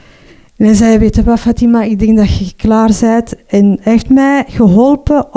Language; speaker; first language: Dutch; non-native, local second language; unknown